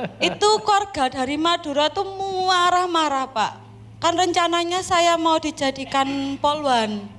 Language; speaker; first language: Indonesian; non-native, local second language; Javanese